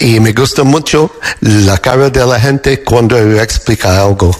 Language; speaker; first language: Spanish; non-native, fluent; English